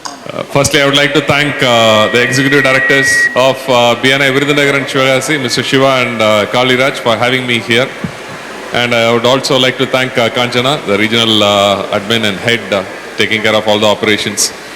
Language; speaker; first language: English; non-native, local second language; Tamil